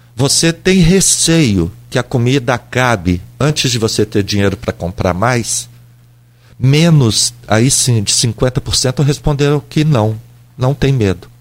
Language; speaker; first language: Portuguese; native; Portuguese